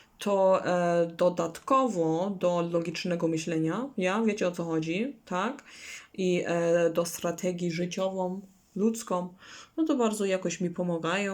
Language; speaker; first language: Polish; non-native, learner; German